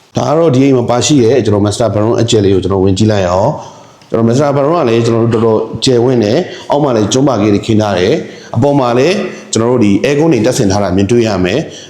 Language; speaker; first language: Burmese; native; Burmese